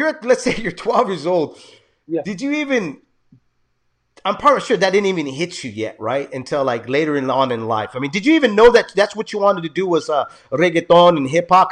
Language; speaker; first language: English; early bilingual, other home language; Spanish